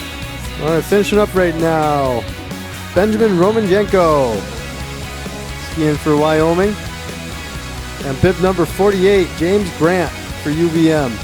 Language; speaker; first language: English; native; English